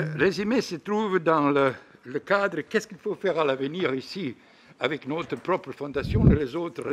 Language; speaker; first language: French; non-native, fluent; Bosnian